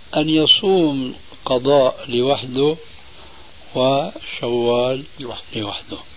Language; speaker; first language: Arabic; early bilingual, other home language; Albanian